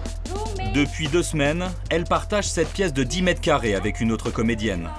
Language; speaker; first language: French; native; French